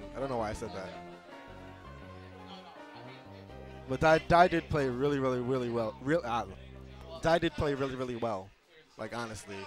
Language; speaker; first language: English; native; English